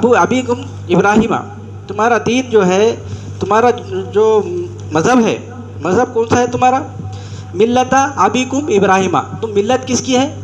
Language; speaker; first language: Urdu; native; Urdu